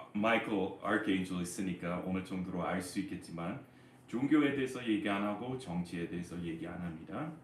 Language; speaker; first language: Korean; non-native, fluent; English